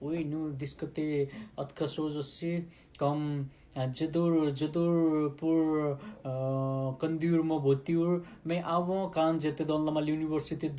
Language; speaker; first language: French; non-native, learner; Nepali